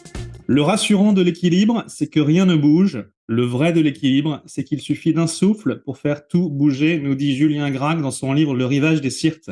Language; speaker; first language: French; native; French